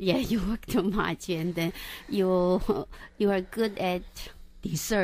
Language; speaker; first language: English; non-native, local second language; Chinese